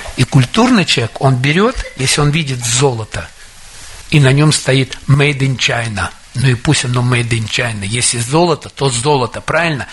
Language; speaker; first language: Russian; native; Russian